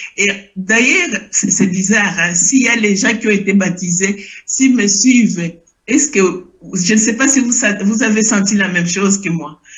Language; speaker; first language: French; non-native, local second language; Lingala